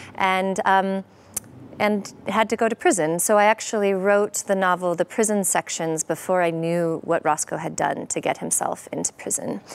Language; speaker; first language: English; native; English